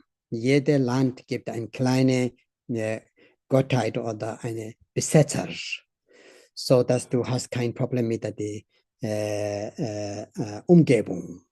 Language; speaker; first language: German; non-native, learner; Tibetan